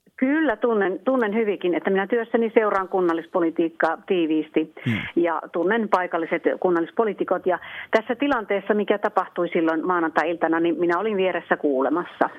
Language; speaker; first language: Finnish; native; Finnish